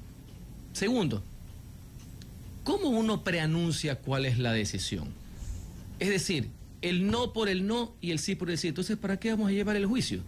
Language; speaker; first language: Spanish; native; Spanish